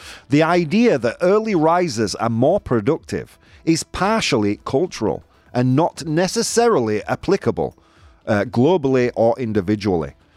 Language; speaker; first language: English; native; English